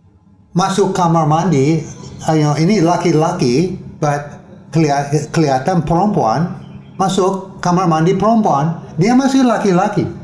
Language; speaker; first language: Indonesian; non-native, fluent; English